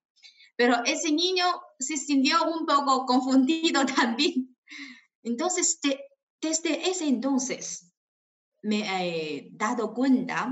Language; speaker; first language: Spanish; non-native, fluent; Chinese